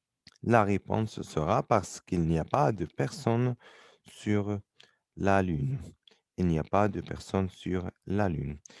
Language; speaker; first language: French; non-native, fluent; Arabic